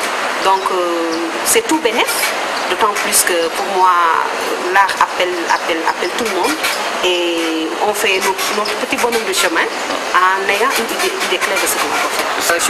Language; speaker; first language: French; non-native, local second language; Wolof